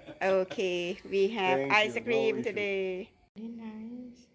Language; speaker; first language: English; non-native, learner; Thai